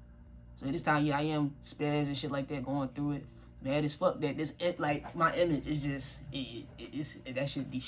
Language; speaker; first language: English; native; English